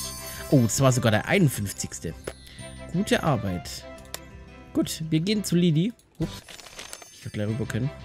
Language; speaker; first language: German; native; German